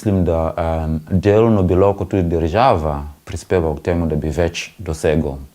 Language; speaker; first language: Slovenian; non-native, fluent; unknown